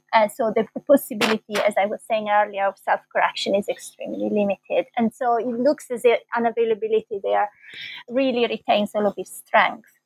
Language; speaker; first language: English; non-native, fluent; Italian